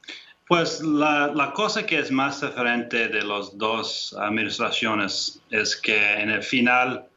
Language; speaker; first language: Spanish; non-native, fluent; English